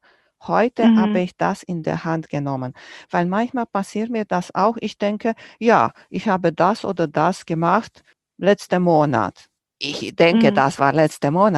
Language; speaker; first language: German; non-native, fluent; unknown